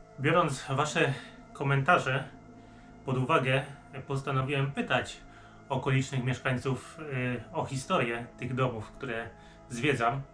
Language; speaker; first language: Polish; native; Polish